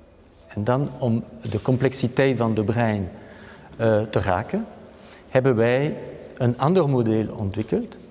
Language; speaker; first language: Dutch; non-native, local second language; French